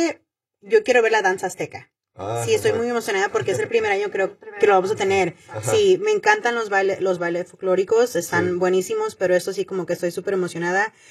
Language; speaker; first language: Spanish; early bilingual, heritage; Spanish